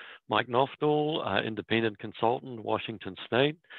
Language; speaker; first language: English; native; English